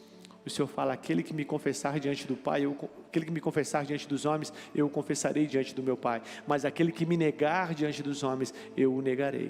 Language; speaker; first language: Portuguese; native; Portuguese